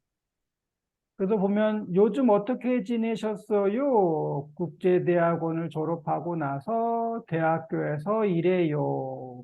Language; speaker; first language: Korean; native; Korean